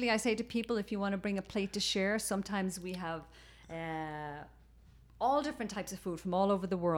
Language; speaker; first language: English; native; English